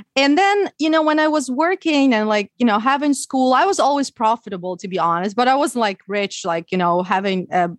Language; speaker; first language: English; non-native, fluent; Ukrainian